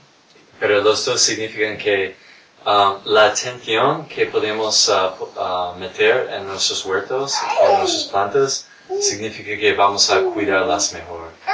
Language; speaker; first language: Spanish; non-native, fluent; English